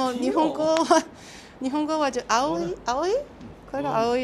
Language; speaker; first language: Japanese; non-native, learner; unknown